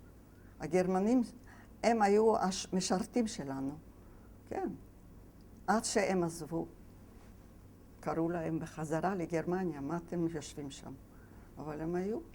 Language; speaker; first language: Hebrew; non-native, fluent; Yiddish